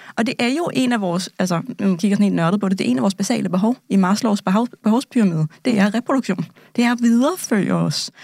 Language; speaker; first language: Danish; native; Danish